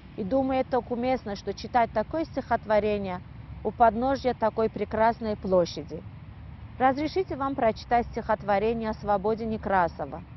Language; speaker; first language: Russian; non-native, fluent; Persian